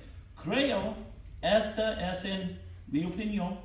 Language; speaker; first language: Spanish; non-native, fluent; English